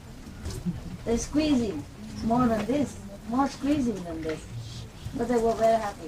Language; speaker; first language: English; non-native, fluent; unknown